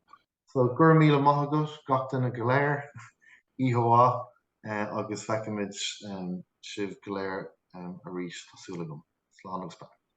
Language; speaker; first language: Irish; non-native, local second language; English